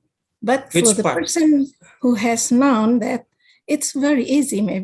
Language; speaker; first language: English; non-native, learner; Indonesian